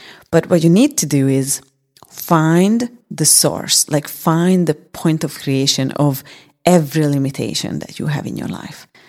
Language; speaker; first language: English; non-native, fluent; Hungarian